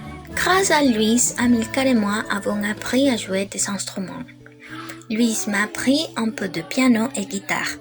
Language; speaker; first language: French; non-native, learner; Spanish